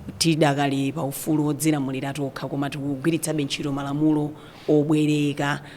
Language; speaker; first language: Nyanja; native; Nyanja